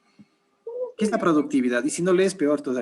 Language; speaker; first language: Spanish; native; Spanish